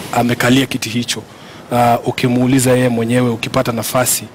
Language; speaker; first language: Swahili; non-native, local second language; Luyia